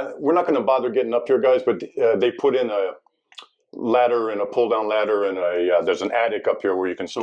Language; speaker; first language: English; native; English